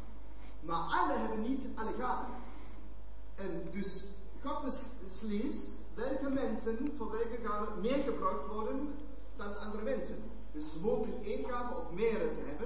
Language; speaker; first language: Dutch; non-native, fluent; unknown